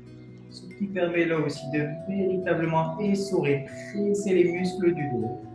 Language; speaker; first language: French; native; French